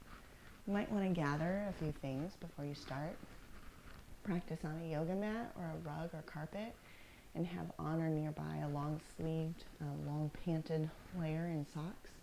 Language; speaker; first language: English; native; English